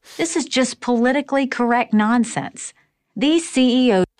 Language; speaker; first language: English; native; English